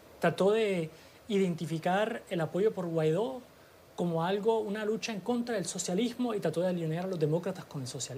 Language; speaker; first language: Spanish; early bilingual, heritage; Spanish